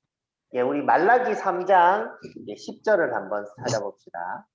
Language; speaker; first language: Korean; native; Korean